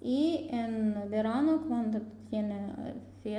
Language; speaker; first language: Spanish; non-native, learner; Russian